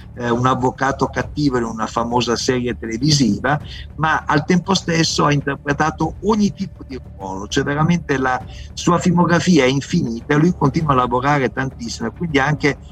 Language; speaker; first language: Italian; native; Italian